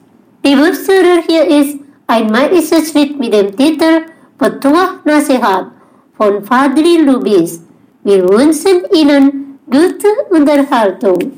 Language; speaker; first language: German; non-native, learner; Indonesian